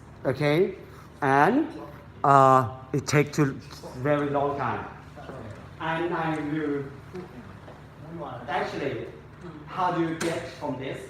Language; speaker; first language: English; non-native, fluent; Thai